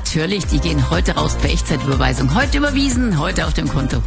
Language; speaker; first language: German; native; German